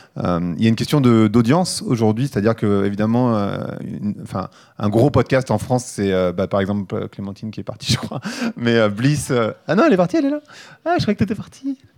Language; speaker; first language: French; native; French